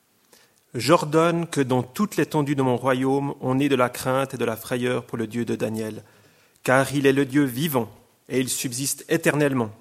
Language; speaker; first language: French; native; French